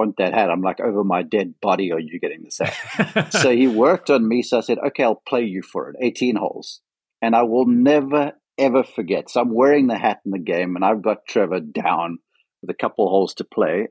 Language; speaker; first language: English; native; English